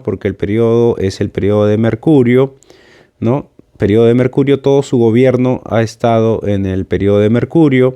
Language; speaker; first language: Spanish; native; Spanish